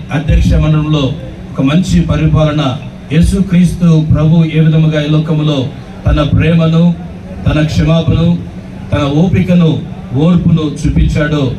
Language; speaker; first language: Telugu; native; Telugu